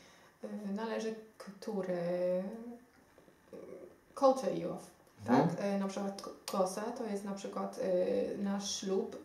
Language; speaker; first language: Polish; non-native, learner; Xhosa